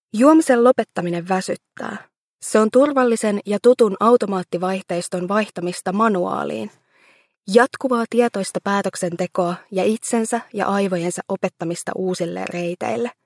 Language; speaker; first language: Finnish; native; Finnish